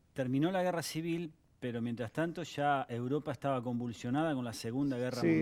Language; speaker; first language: Spanish; native; Spanish